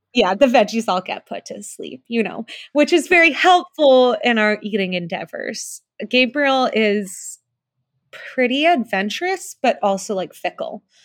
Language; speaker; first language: English; native; English